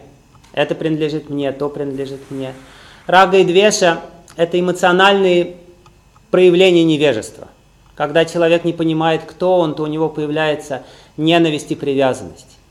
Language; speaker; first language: Russian; native; Russian